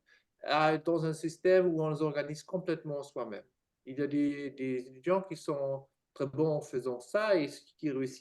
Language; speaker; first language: French; non-native, fluent; German